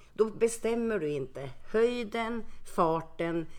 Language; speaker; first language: Swedish; early bilingual, other home language; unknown